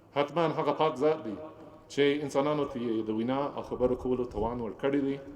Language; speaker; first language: Pashto; non-native, fluent; English